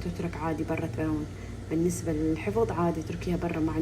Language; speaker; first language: Arabic; native; Arabic